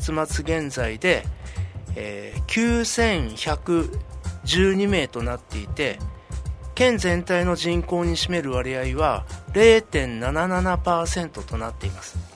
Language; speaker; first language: Japanese; native; Japanese